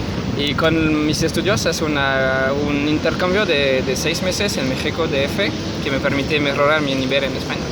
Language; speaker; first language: Spanish; non-native, learner; French